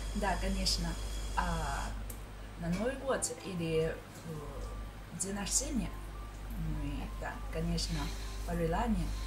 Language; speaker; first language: Russian; non-native, learner; Chinese